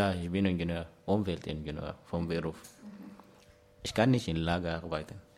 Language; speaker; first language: German; non-native, learner; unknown